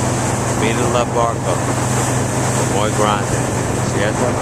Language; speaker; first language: Spanish; non-native, learner; English